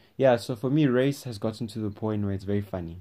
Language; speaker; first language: English; non-native, local second language; Tswana